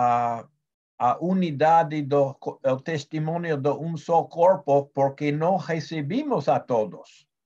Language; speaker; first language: Portuguese; non-native, fluent; Spanish